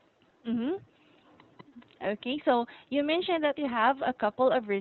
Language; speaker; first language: English; non-native, fluent; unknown